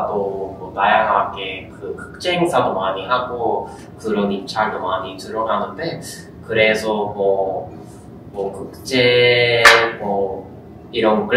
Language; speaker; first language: Korean; non-native, fluent; Norwegian